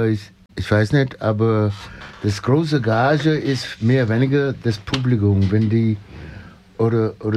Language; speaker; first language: German; non-native, learner; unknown